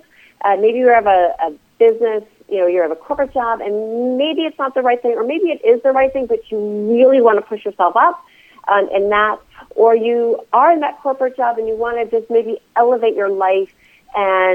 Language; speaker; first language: English; native; English